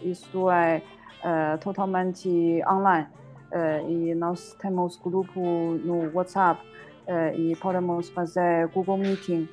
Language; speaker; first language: Portuguese; non-native, learner; Chinese